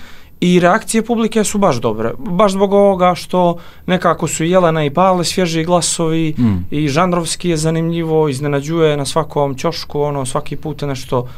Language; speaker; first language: Serbian; native; Serbian